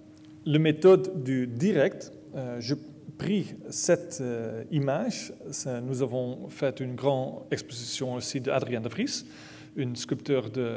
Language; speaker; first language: French; non-native, learner; Dutch